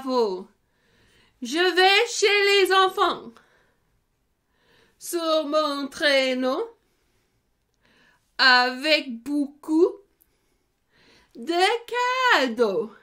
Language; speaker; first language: French; non-native, fluent; English